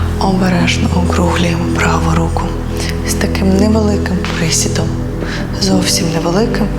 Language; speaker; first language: Ukrainian; native; Ukrainian